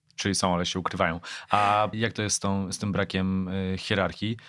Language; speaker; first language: Polish; native; Polish